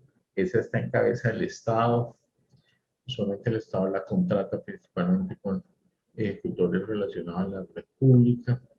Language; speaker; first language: Spanish; native; Spanish